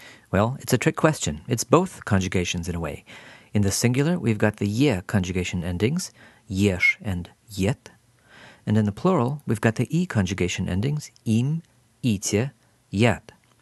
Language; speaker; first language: English; native; English